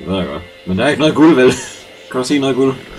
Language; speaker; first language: Danish; native; Danish